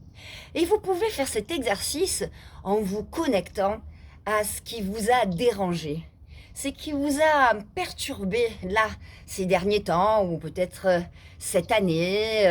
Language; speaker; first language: French; native; French